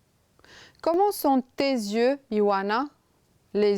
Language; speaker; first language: French; non-native, fluent; Romanian